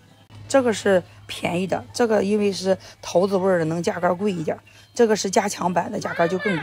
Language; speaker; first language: Chinese; native; Chinese